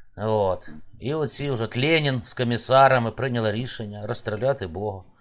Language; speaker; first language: Ukrainian; native; Ukrainian